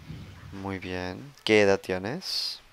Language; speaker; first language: Spanish; native; Spanish